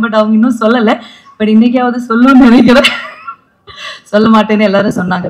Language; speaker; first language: Tamil; non-native, fluent; Malayalam